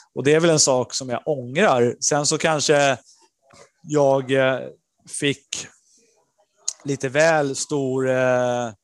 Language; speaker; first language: Swedish; early bilingual, other home language; Spanish